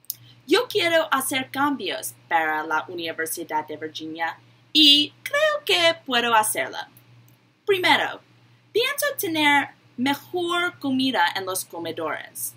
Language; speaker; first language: Spanish; non-native, learner; English